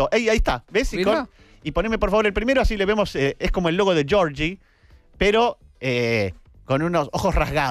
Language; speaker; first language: Spanish; native; Spanish